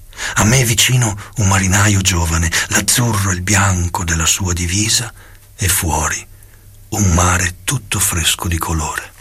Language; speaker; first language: Italian; native; Italian